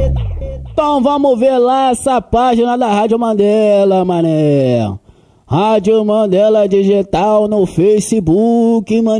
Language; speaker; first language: Portuguese; native; Portuguese